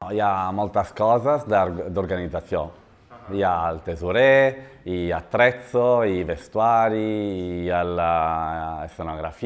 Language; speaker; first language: Catalan; non-native, learner; Italian